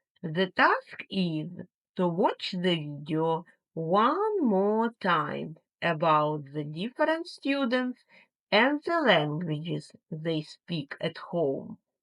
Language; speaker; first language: English; non-native, fluent; Ukrainian